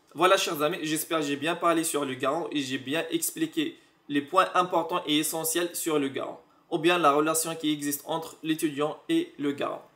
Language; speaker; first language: French; non-native, local second language; Arabic